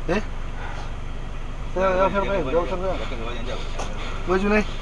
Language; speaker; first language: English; non-native, learner; Spanish